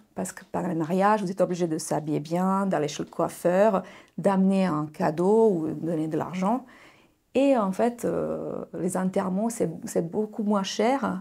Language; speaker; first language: French; non-native, fluent; Bosnian